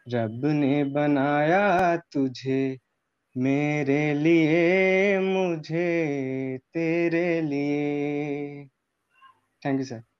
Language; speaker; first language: Hindi; native; Hindi